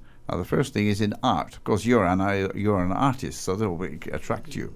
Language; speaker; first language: English; native; English